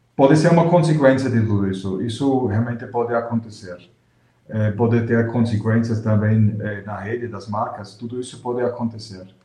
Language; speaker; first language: Portuguese; non-native, fluent; German